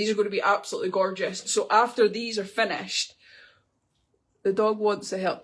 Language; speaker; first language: English; native; English